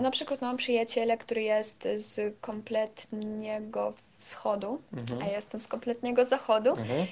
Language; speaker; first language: Polish; non-native, fluent; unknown